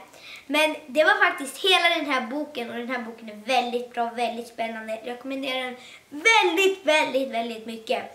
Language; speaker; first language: Swedish; early bilingual, other home language; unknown